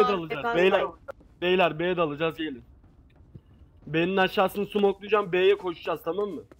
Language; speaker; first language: Turkish; native; Turkish